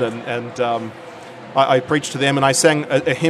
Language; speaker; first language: English; native; English